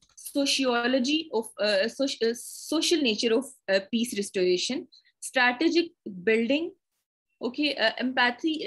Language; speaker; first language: English; non-native, local second language; Urdu